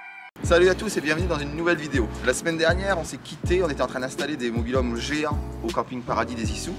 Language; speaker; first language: French; native; French